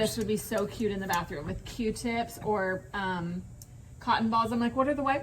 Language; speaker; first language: English; native; English